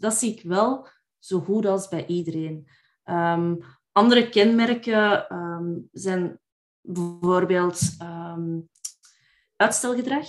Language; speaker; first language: Dutch; native; Dutch